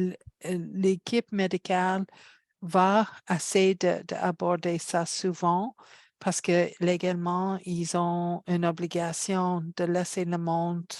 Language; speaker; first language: French; non-native, fluent; English